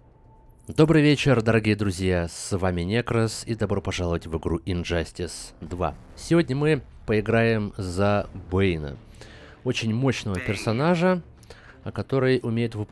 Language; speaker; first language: Russian; native; Russian